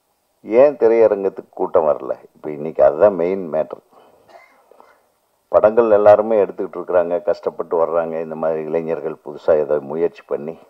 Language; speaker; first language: Tamil; native; Tamil